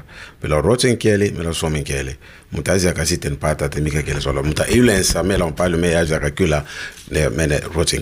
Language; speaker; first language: Finnish; non-native, learner; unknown